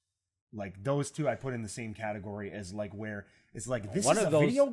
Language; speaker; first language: English; native; English